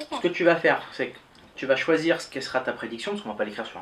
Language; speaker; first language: French; native; French